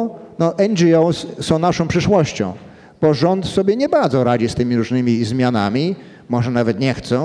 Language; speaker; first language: Polish; early bilingual, heritage; Polish